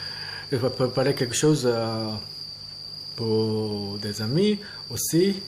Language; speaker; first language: French; non-native, learner; Japanese